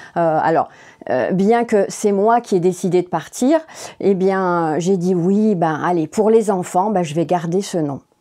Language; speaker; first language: French; native; French